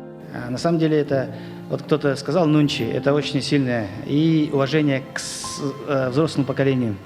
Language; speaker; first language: Russian; native; Russian